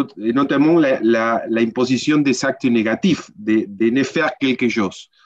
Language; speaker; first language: French; non-native, learner; Spanish